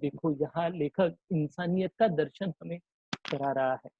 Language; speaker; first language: Hindi; non-native, local second language; Marathi